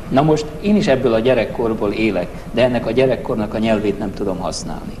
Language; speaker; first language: Hungarian; non-native, local second language; German